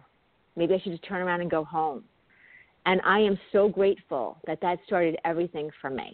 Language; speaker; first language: English; native; English